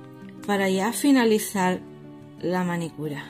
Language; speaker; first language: Spanish; native; Spanish